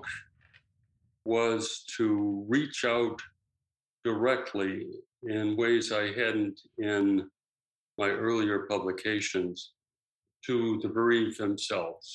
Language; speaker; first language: English; native; English